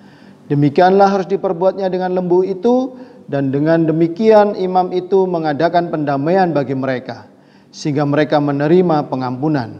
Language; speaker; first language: Indonesian; native; Indonesian